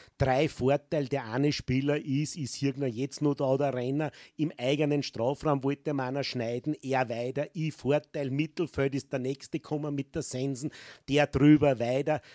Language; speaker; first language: German; native; German